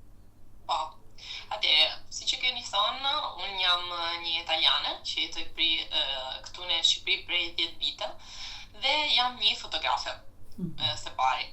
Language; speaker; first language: Albanian; non-native, fluent; Italian